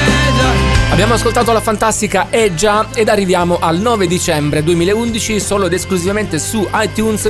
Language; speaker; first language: Italian; native; Italian